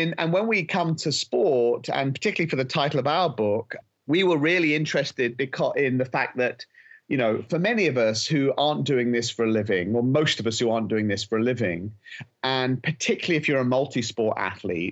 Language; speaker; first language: English; native; English